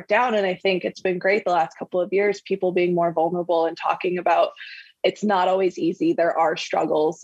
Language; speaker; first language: English; native; English